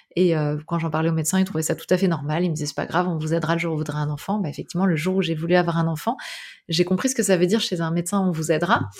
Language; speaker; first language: French; native; French